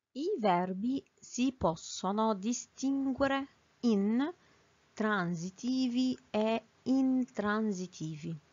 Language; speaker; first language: Italian; non-native, fluent; Arabic